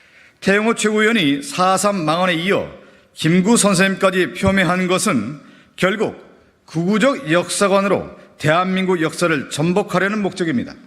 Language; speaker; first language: Korean; native; Korean